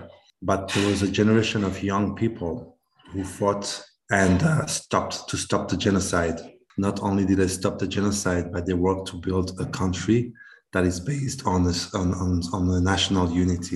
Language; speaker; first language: English; non-native, local second language; Kinyarwanda